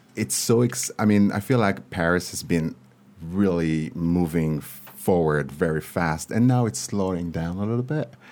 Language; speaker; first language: English; non-native, fluent; French